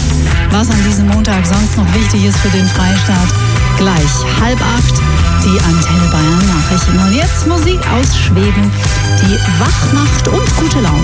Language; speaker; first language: German; native; German